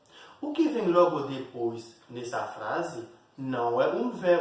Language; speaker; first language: Portuguese; non-native, fluent; Haitian Creole